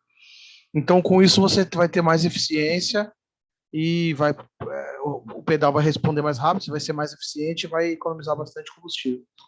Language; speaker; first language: Portuguese; native; Portuguese